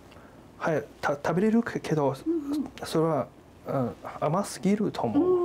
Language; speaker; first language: Japanese; non-native, learner; Chinese